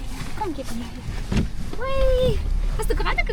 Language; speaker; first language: German; non-native, learner; Indonesian